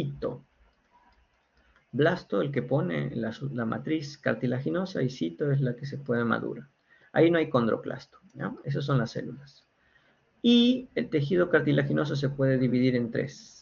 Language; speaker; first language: Spanish; native; Spanish